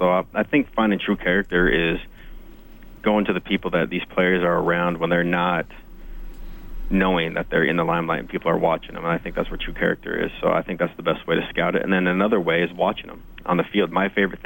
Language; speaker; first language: English; native; English